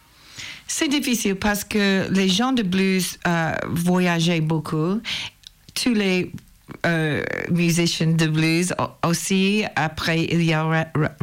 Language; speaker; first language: French; non-native, learner; English